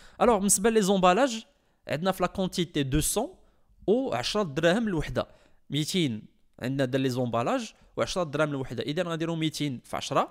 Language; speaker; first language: French; non-native, local second language; Arabic